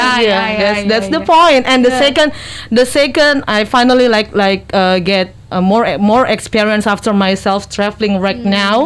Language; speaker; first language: English; non-native, learner; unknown